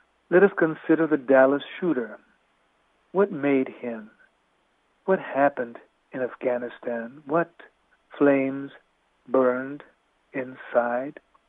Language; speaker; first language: English; early bilingual, other home language; Spanish